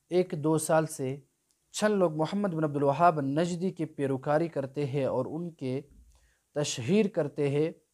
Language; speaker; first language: Urdu; non-native, local second language; Pashto